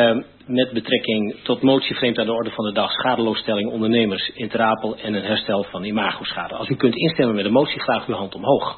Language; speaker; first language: Dutch; native; Dutch